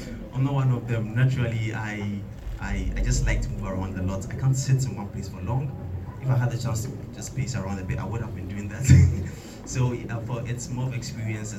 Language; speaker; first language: English; non-native, local second language; Ga